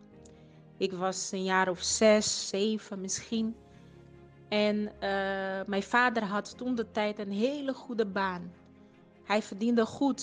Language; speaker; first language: Dutch; non-native, fluent; Portuguese